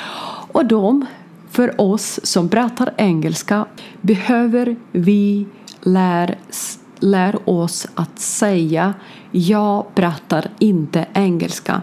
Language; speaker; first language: Swedish; non-native, learner; Ukrainian